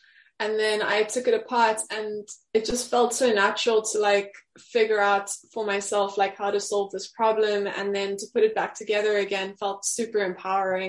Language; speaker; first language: English; native; English